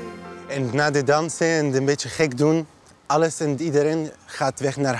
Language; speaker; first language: Dutch; non-native, learner; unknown